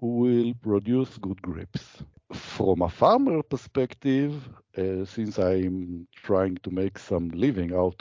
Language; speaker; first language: English; non-native, fluent; Hebrew